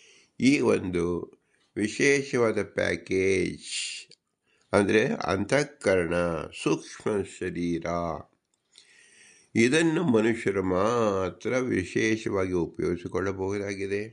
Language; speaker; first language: Kannada; native; Kannada